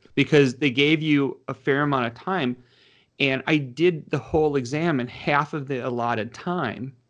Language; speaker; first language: English; native; English